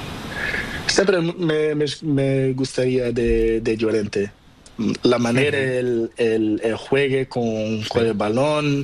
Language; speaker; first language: Spanish; non-native, learner; Portuguese